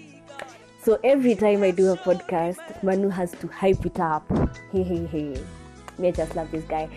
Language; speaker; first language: English; non-native, local second language; Swahili